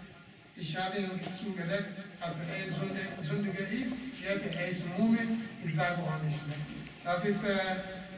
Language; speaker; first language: German; non-native, learner; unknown